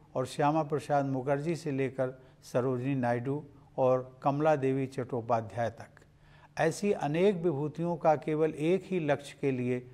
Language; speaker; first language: Hindi; native; Hindi